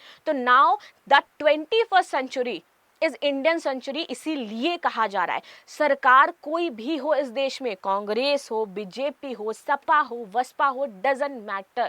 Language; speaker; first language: Hindi; native; Hindi